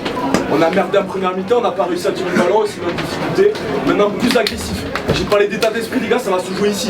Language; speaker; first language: French; native; French